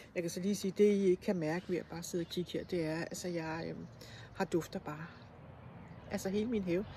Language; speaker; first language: Danish; native; Danish